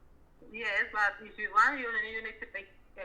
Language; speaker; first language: English; non-native, learner; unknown